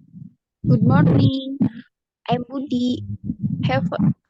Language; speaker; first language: English; non-native, learner; Indonesian